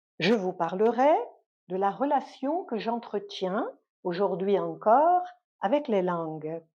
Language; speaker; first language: French; native; French